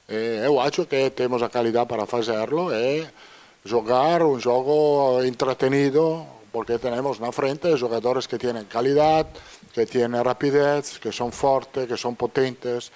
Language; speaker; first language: Portuguese; non-native, fluent; Italian